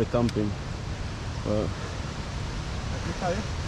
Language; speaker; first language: Spanish; non-native, learner; Dutch